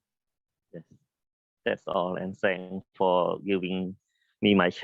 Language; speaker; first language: English; non-native, learner; Khmer